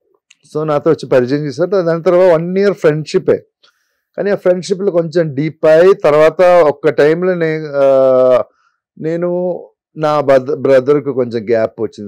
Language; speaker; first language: Telugu; non-native, local second language; Malayalam